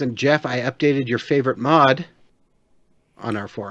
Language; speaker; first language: English; native; English